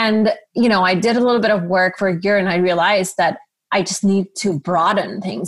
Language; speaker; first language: English; non-native, local second language; Urdu